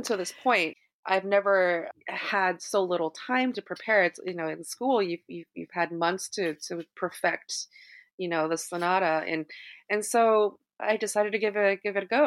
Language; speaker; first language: English; native; English